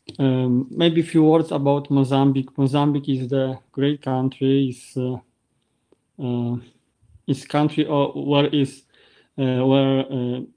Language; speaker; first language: English; non-native, learner; Polish